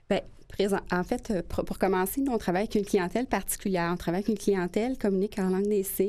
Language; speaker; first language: French; native; French